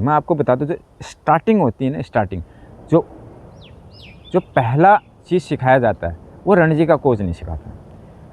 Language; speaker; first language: Hindi; native; Hindi